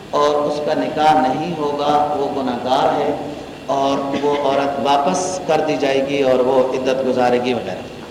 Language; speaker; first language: Urdu; native; Urdu